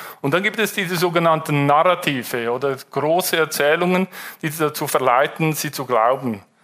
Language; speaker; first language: German; native; German